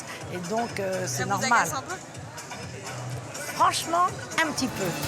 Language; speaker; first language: French; native; French